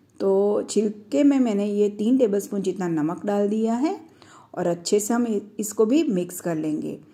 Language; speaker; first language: Hindi; non-native, local second language; Gujarati